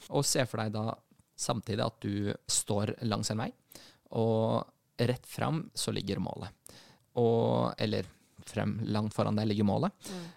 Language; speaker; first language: Norwegian; early bilingual, other home language; Arabic